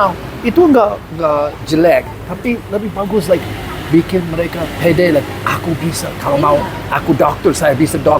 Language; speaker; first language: Indonesian; non-native, learner; English